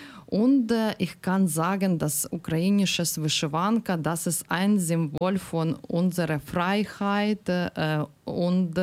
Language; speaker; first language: German; non-native, learner; Ukrainian